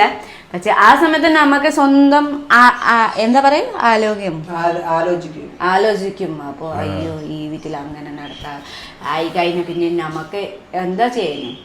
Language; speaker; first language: Malayalam; non-native, fluent; Nepali